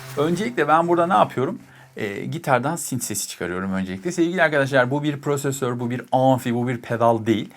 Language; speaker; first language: Turkish; native; Turkish